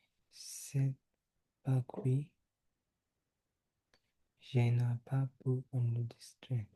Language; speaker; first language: French; non-native, learner; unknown